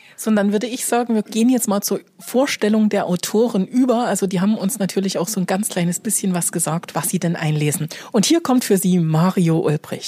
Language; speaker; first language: German; native; German